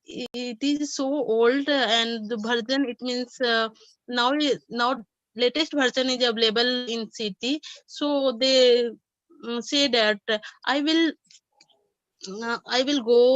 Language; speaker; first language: English; non-native, learner; Hindi